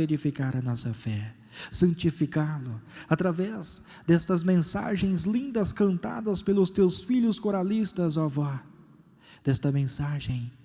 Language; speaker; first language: Portuguese; native; Portuguese